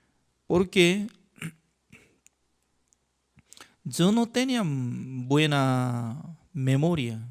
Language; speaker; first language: Spanish; non-native, learner; Korean